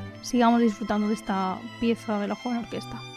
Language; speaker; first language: Spanish; native; Spanish